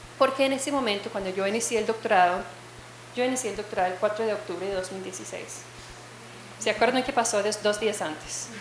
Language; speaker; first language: Spanish; non-native, fluent; English